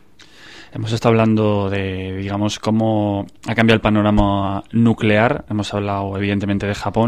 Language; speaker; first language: Spanish; native; Spanish